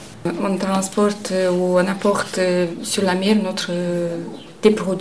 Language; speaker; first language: French; non-native, learner; Romanian